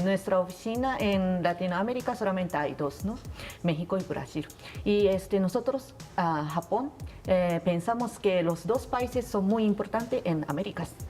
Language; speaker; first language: Spanish; non-native, learner; Japanese